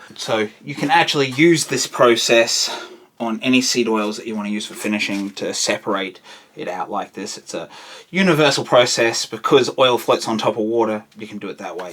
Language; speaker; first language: English; native; English